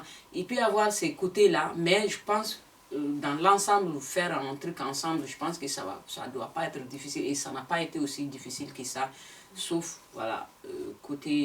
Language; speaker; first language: French; non-native, local second language; Bambara